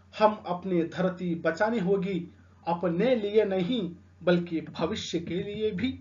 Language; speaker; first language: Hindi; non-native, local second language; Telugu